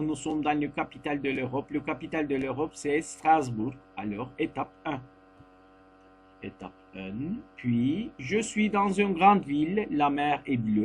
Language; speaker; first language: French; non-native, fluent; Turkish